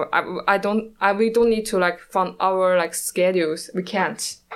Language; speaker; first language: English; non-native, learner; Chinese